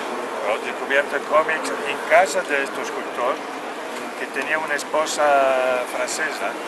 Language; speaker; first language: Spanish; non-native, learner; Italian